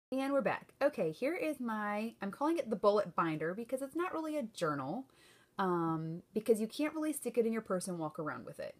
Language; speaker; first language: English; native; English